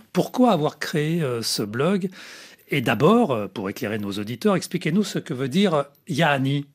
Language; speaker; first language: French; native; French